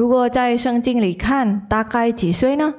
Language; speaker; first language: Chinese; non-native, learner; Indonesian